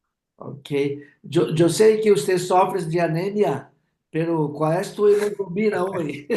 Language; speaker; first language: Spanish; non-native, fluent; Portuguese